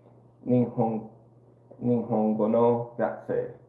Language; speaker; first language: Japanese; non-native, learner; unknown